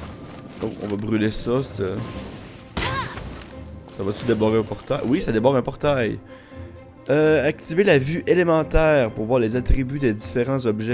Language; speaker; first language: French; native; French